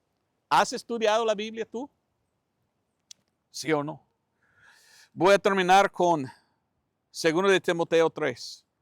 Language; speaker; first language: Spanish; non-native, fluent; English